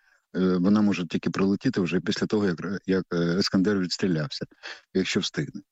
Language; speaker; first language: Ukrainian; native; Ukrainian